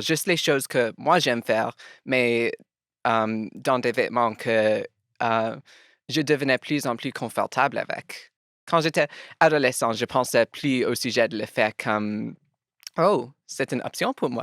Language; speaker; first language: French; non-native, local second language; English